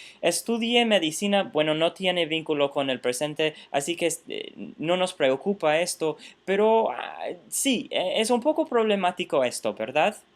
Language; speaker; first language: Spanish; non-native, fluent; English